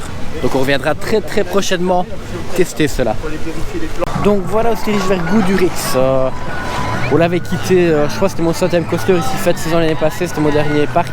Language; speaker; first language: French; native; French